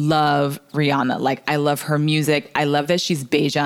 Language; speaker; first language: English; native; English